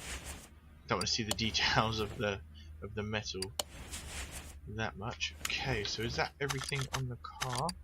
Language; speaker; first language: English; native; English